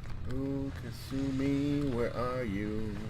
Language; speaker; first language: English; native; English